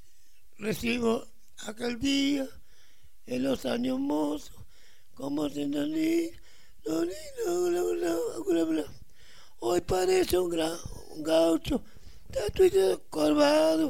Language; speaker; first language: Spanish; native; Spanish